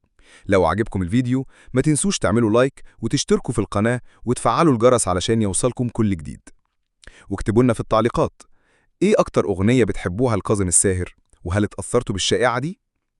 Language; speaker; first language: Arabic; native; Arabic